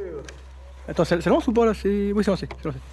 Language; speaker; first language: French; native; French